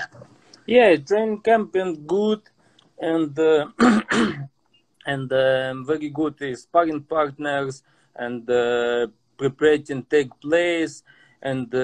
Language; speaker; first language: English; non-native, learner; Russian